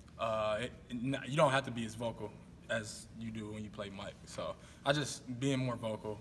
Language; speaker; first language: English; native; English